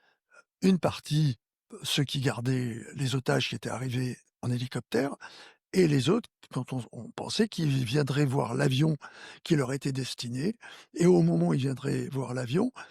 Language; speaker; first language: French; native; French